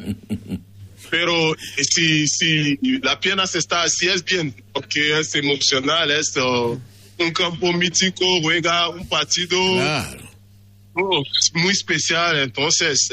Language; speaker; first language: Spanish; non-native, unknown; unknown